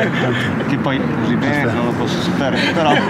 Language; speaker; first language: Italian; native; Italian